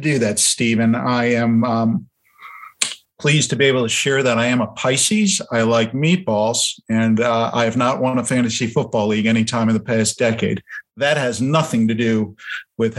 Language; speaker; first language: English; early bilingual, other home language; German